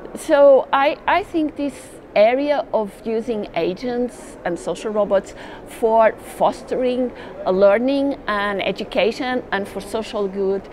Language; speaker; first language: English; non-native, fluent; Portuguese